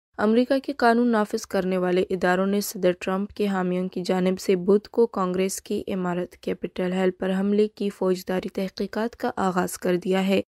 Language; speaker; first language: Urdu; non-native, local second language; Baluchi